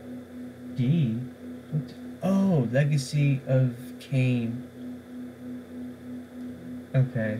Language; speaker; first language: English; native; English